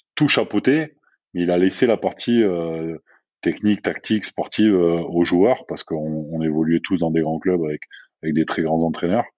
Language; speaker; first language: French; native; French